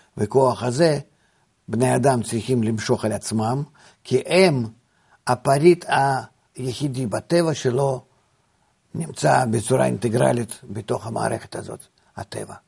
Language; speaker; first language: Hebrew; non-native, fluent; Russian